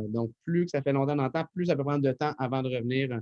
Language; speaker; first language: French; native; French